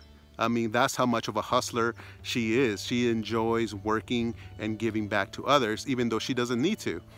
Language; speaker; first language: English; early bilingual, other home language; Spanish